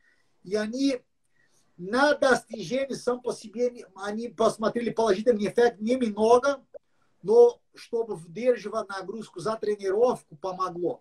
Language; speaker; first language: Russian; non-native, learner; English